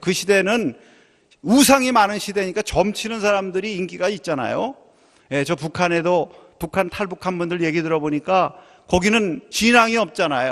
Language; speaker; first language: Korean; native; Korean